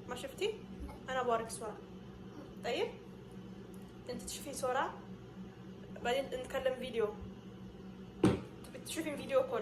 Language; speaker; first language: Arabic; non-native, fluent; Amharic